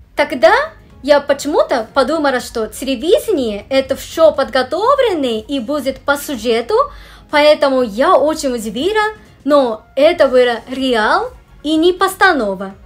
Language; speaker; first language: Russian; non-native, fluent; Japanese